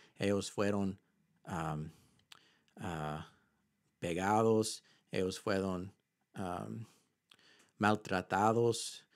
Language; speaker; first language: Spanish; early bilingual, heritage; Spanish